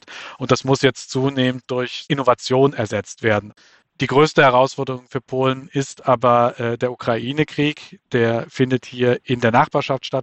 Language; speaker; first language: German; native; German